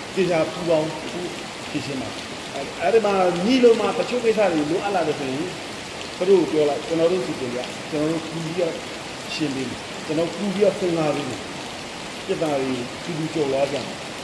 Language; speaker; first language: Burmese; non-native, local second language; Shwe Palaung